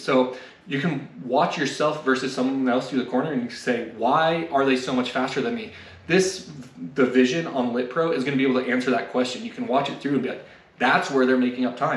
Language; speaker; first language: English; native; English